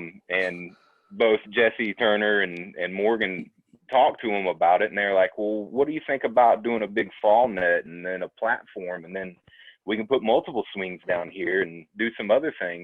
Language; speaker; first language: English; native; English